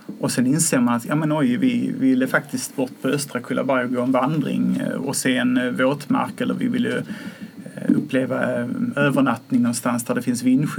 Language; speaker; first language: Swedish; native; Swedish